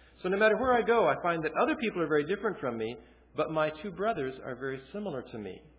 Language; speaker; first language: English; early bilingual, other home language; Chinese